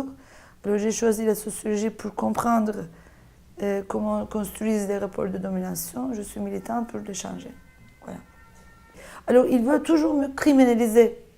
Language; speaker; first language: French; non-native, fluent; Turkish